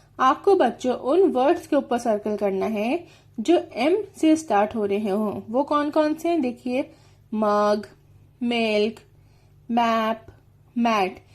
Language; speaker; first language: Hindi; native; Hindi